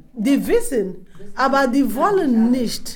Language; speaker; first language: German; non-native, fluent; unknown